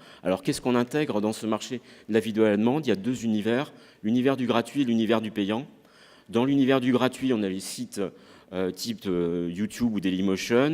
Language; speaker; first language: French; native; French